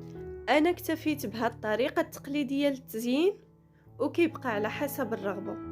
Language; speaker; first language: Arabic; native; Arabic